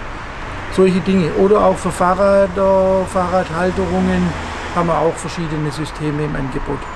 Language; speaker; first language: German; native; German